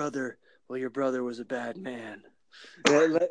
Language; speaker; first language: English; native; English